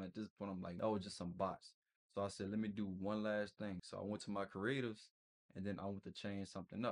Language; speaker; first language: English; native; English